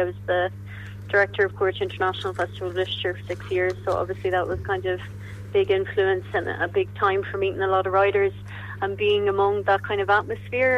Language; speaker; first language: English; native; English